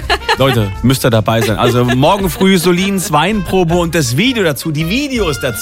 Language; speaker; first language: German; native; German